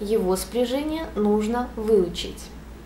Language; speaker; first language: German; non-native, fluent; Russian